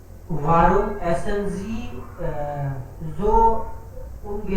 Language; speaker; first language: German; non-native, learner; Hindi